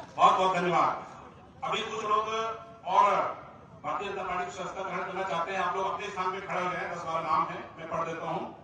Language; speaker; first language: Hindi; native; Hindi